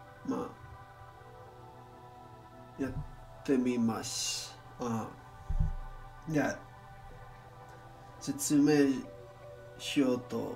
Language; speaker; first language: Japanese; non-native, learner; English